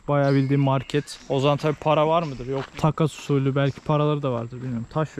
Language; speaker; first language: Turkish; native; Turkish